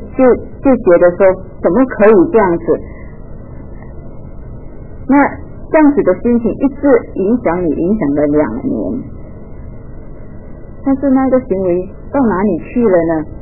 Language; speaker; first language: Chinese; native; Chinese